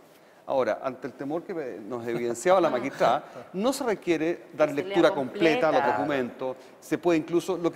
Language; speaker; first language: Spanish; native; Spanish